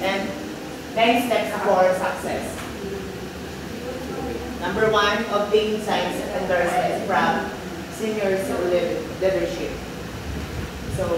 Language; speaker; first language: English; non-native, local second language; Filipino